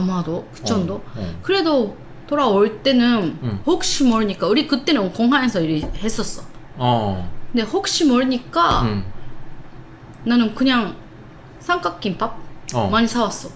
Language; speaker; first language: Korean; non-native, learner; Japanese